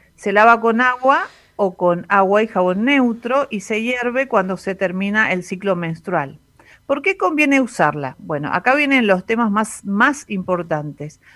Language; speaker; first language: Spanish; native; Spanish